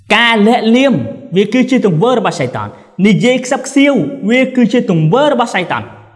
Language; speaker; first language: Khmer; non-native, local second language; Eastern Cham